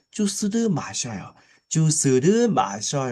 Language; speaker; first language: Korean; non-native, fluent; Khmer